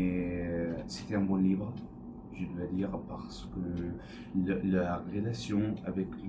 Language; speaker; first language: French; non-native, learner; English